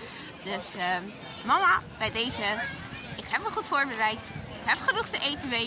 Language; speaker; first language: Dutch; native; Dutch